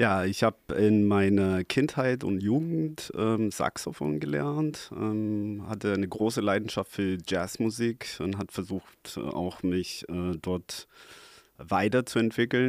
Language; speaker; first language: German; non-native, fluent; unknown